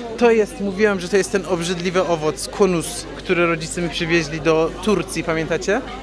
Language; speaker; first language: Polish; non-native, fluent; Persian